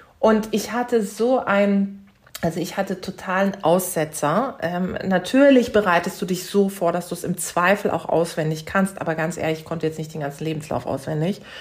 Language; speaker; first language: German; early bilingual, other home language; Turkish